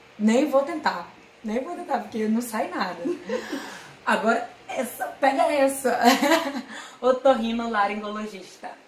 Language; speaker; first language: Portuguese; native; Portuguese